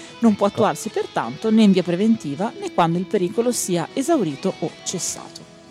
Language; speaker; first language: Italian; native; Italian